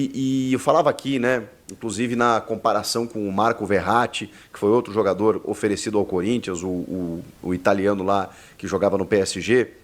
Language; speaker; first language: Portuguese; native; Portuguese